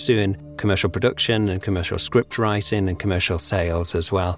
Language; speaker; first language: English; native; English